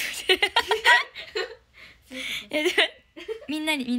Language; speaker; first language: Japanese; native; Japanese